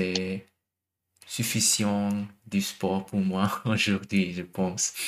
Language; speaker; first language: French; non-native, learner; German